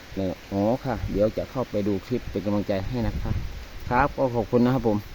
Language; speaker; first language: Thai; native; Thai